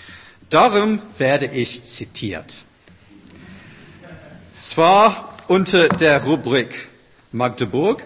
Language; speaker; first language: German; non-native, fluent; English